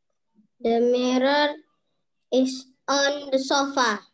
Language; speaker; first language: English; non-native, learner; Indonesian